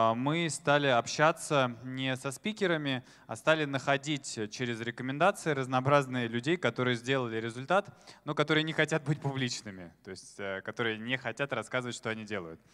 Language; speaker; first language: Russian; native; Russian